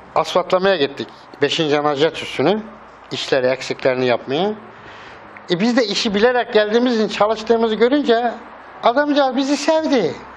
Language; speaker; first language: Turkish; native; Turkish